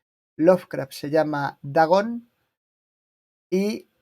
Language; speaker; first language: Spanish; native; Spanish